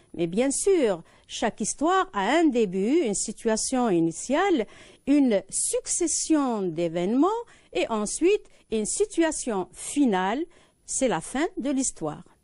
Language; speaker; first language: French; non-native, local second language; Arabic